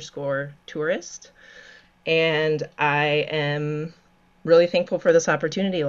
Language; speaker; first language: English; native; English